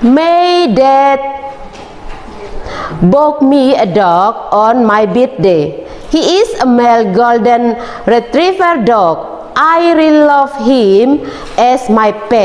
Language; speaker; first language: English; non-native, learner; Indonesian